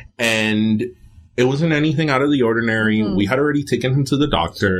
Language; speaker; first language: English; early bilingual, other home language; Spanish